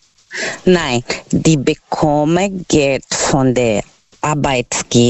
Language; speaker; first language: German; non-native, fluent; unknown